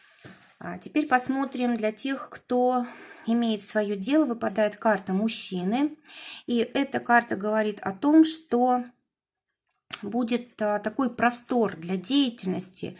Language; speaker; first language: Russian; native; Russian